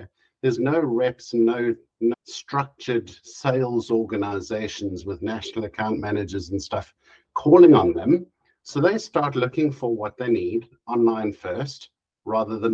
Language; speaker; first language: English; native; English